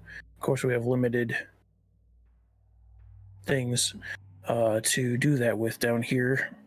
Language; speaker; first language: English; native; English